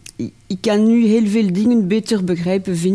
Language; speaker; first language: Dutch; non-native, local second language; French